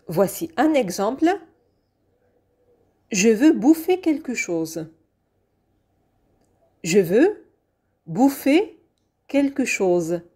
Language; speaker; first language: French; non-native, fluent; Arabic